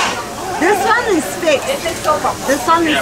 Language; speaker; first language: English; non-native, learner; French